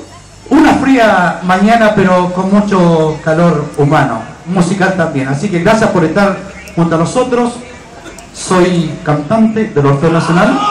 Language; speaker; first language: Spanish; native; Spanish